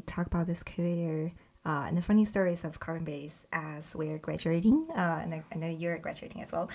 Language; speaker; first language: English; non-native, fluent; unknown